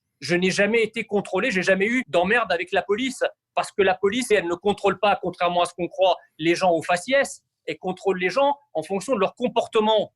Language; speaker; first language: French; early bilingual, other home language; Arabic